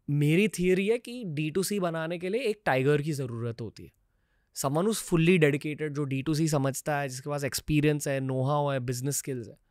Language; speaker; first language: Hindi; native; Hindi